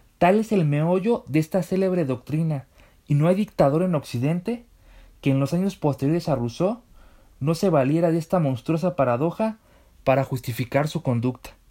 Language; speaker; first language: Spanish; native; Spanish